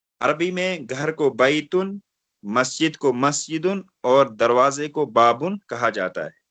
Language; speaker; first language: Urdu; non-native, local second language; Kashmiri